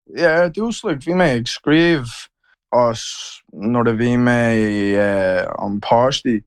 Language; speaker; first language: Irish; non-native, learner; English